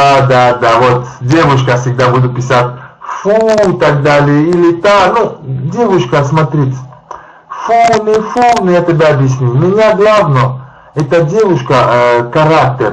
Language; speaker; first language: Russian; non-native, learner; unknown